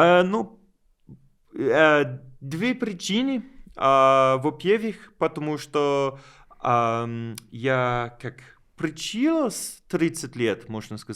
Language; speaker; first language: Russian; non-native, learner; English